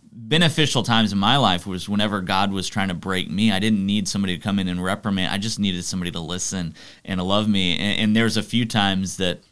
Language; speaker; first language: English; native; English